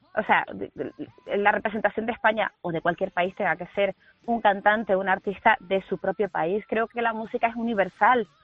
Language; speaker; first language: Spanish; native; Spanish